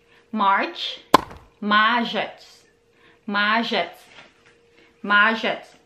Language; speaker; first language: Polish; non-native, learner; Filipino